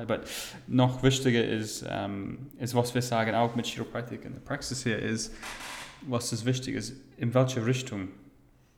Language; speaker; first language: German; non-native, fluent; English